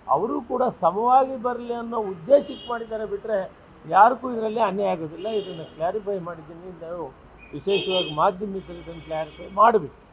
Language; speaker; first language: Kannada; native; Kannada